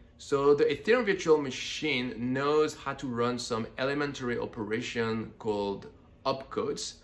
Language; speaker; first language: English; non-native, fluent; French